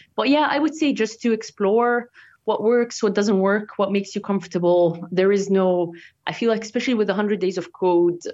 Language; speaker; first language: English; non-native, fluent; Arabic